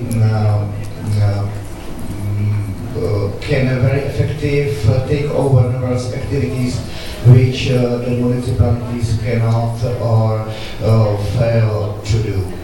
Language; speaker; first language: English; non-native, learner; Czech